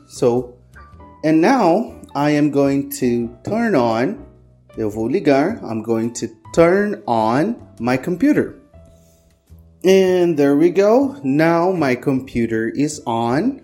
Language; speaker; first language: English; non-native, fluent; Portuguese